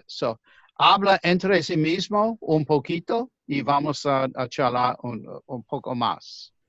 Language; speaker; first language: Spanish; non-native, fluent; English